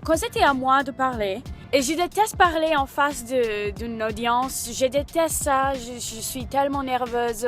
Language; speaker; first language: French; non-native, fluent; English